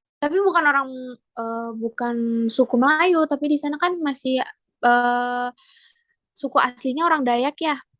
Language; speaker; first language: Indonesian; native; Indonesian